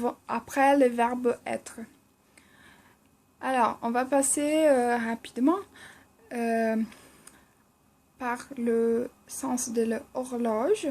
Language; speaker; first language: French; non-native, fluent; Portuguese